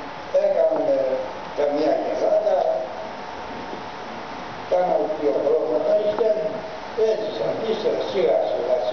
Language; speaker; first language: Greek; early bilingual, other home language; Turkish